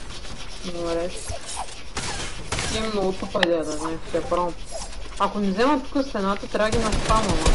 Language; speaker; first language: Bulgarian; native; Bulgarian